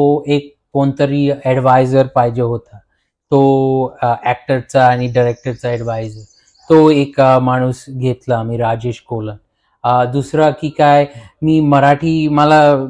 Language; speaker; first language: Marathi; early bilingual, heritage; Marathi